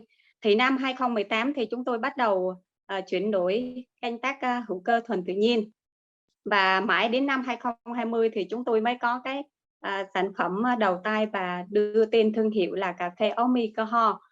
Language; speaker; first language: Vietnamese; native; Vietnamese